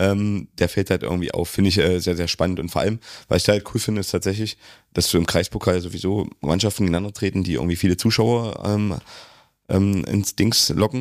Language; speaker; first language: German; native; German